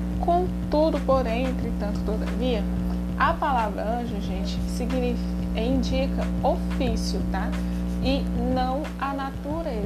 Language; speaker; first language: Portuguese; native; Portuguese